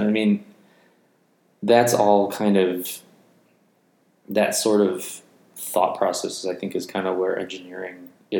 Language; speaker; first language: English; native; English